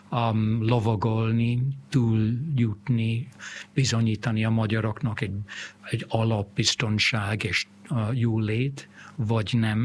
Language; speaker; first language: Hungarian; non-native, fluent; English